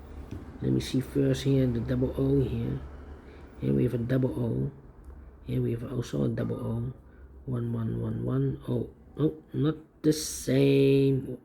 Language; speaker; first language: English; non-native, fluent; Dutch